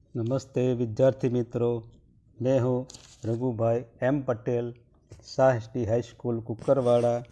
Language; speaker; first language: Hindi; non-native, local second language; Gujarati